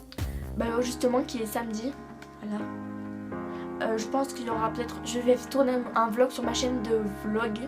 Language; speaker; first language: French; native; French